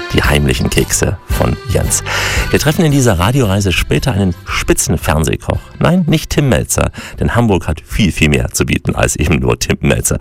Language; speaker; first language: German; native; German